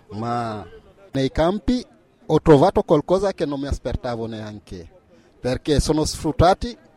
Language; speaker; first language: Italian; non-native, learner; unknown